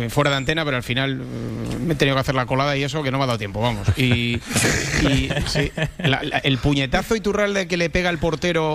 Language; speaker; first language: Spanish; native; Spanish